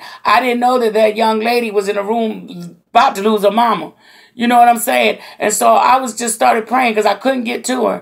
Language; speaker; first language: English; native; English